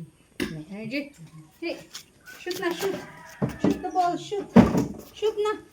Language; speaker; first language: English; non-native, local second language; Filipino